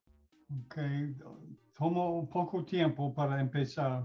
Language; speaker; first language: Spanish; non-native, learner; English